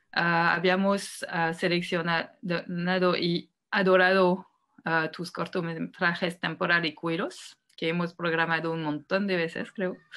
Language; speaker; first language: Spanish; non-native, fluent; French